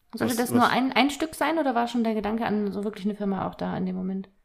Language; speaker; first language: German; native; German